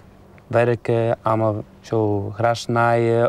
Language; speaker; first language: Dutch; non-native, learner; Lithuanian